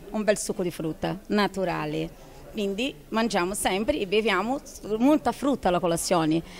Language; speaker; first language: Italian; non-native, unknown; Portuguese